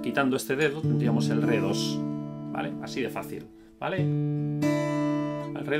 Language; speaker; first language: Spanish; native; Spanish